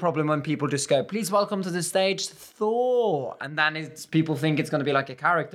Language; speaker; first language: English; non-native, fluent; Norwegian